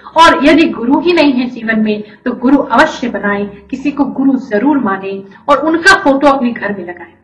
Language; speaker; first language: Hindi; native; Hindi